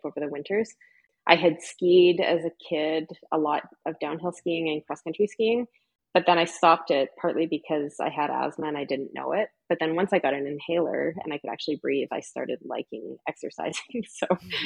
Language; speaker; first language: English; native; English